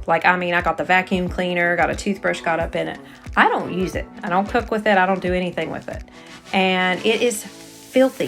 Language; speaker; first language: English; native; English